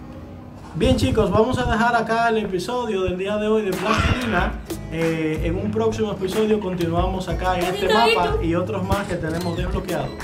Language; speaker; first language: Spanish; native; Spanish